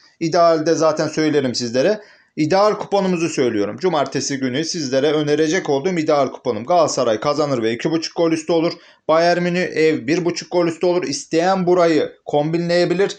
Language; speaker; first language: Turkish; native; Turkish